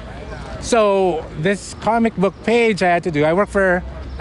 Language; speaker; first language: English; non-native, local second language; Filipino